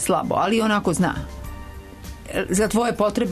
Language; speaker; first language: Serbian; native; Serbian